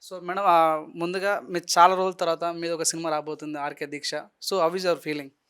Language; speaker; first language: Telugu; native; Telugu